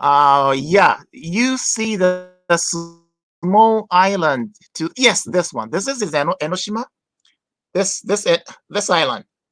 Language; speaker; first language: English; non-native, fluent; Japanese